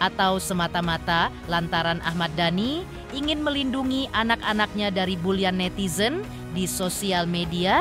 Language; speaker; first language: Indonesian; native; Indonesian